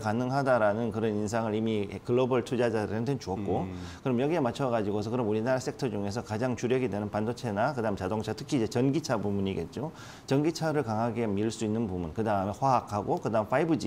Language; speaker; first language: Korean; native; Korean